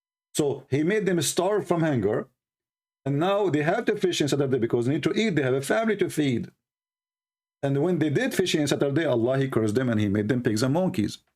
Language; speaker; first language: English; non-native, fluent; Arabic